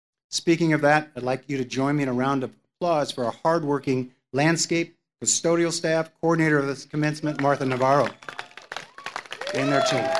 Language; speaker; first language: English; native; English